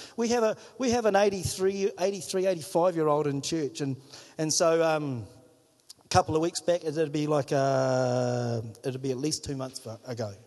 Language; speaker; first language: English; native; English